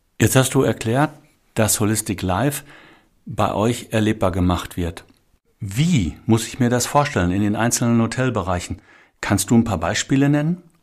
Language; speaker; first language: German; native; German